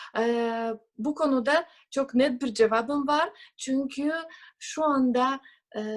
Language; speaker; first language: Turkish; non-native, fluent; Russian